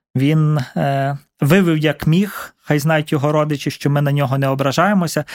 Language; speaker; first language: Ukrainian; native; Ukrainian